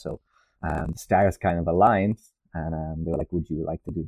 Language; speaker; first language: English; native; English